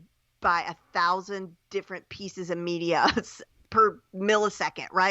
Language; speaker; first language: English; native; English